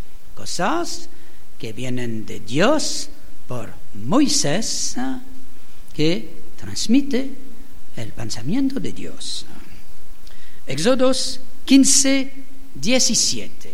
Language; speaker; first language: Spanish; non-native, learner; French